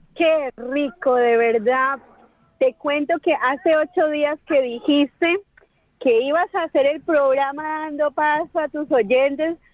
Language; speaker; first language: Spanish; native; Spanish